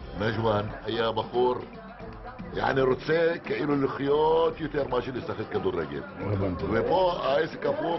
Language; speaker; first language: Hebrew; non-native, local second language; Arabic